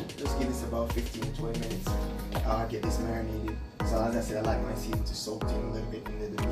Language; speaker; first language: English; native; English